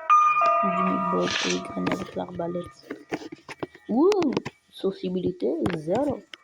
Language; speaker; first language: French; native; French